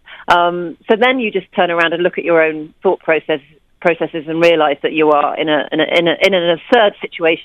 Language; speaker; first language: English; native; English